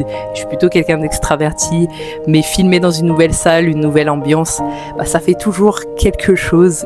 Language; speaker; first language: French; native; French